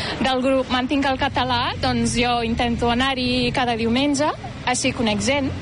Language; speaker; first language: Catalan; non-native, fluent; Turkish